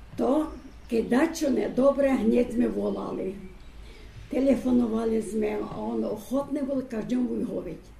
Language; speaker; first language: Slovak; non-native, local second language; Rusyn